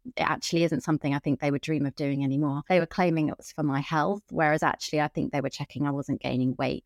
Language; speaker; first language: English; native; English